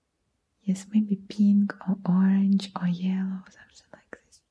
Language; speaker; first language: English; non-native, learner; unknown